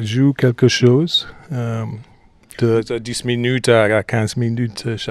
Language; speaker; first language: French; non-native, fluent; English